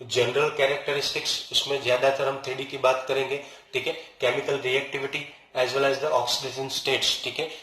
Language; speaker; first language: Hindi; non-native, local second language; Gujarati